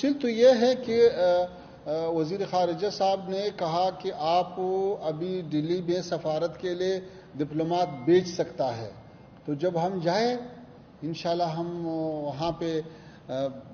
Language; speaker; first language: Hindi; non-native, learner; Pashto